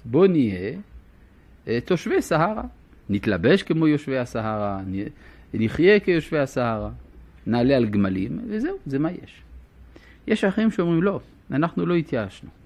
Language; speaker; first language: Hebrew; non-native, fluent; French